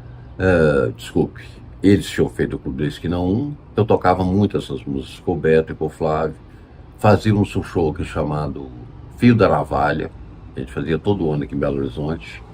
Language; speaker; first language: Portuguese; native; Portuguese